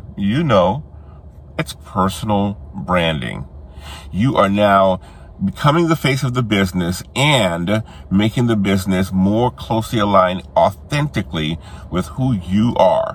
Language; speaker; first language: English; native; English